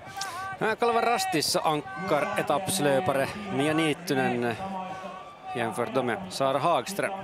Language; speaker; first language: Swedish; native; Swedish